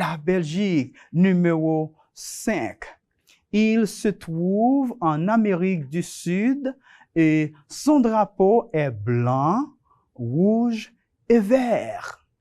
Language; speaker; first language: French; non-native, fluent; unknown